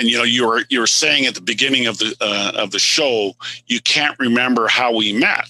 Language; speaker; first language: English; native; English